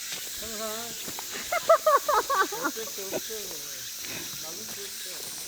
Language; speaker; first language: Korean; native; Korean